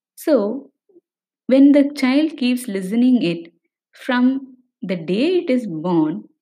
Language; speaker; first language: English; non-native, local second language; Tamil